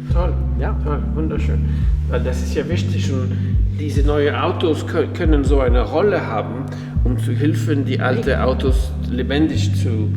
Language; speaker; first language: German; non-native, fluent; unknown